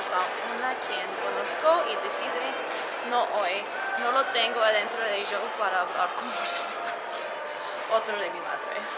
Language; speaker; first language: Spanish; non-native, learner; English